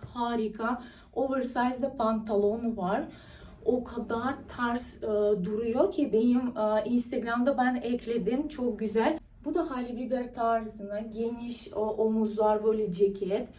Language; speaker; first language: Turkish; non-native, fluent; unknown